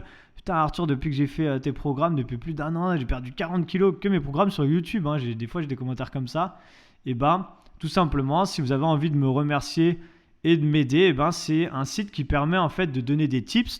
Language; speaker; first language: French; native; French